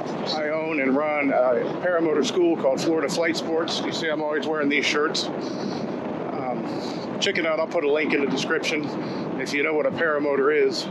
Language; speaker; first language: English; native; English